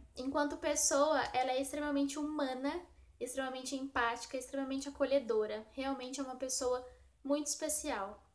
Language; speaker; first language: Portuguese; native; Portuguese